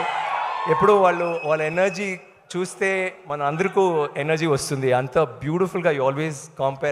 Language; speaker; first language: Telugu; non-native, learner; Tamil